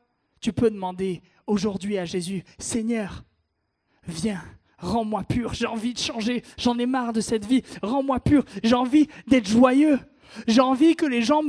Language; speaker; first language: French; native; French